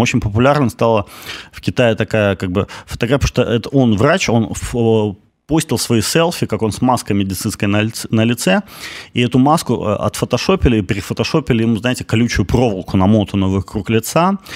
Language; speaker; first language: Russian; native; Russian